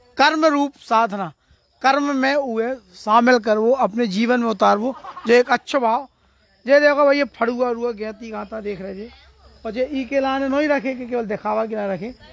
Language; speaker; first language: Hindi; native; Hindi